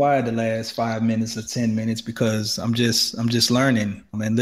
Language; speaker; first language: English; native; English